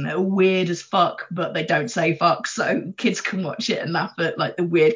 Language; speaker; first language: English; native; English